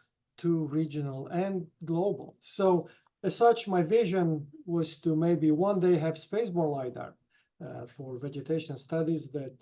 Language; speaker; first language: English; non-native, fluent; Romanian